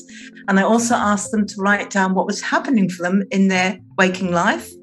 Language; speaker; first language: English; native; English